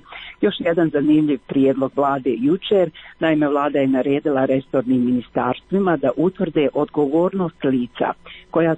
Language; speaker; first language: Croatian; native; Croatian